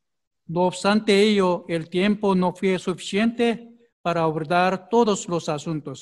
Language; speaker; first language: Spanish; non-native, fluent; Korean